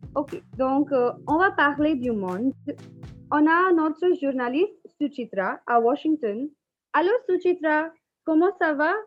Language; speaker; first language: French; non-native, fluent; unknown